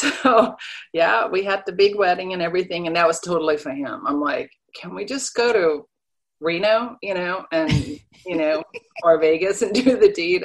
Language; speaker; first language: English; non-native, fluent; Danish